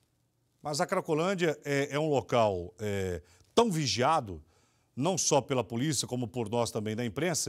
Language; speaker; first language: Portuguese; native; Portuguese